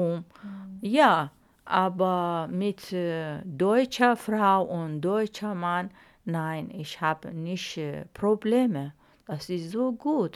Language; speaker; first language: German; non-native, learner; Arabic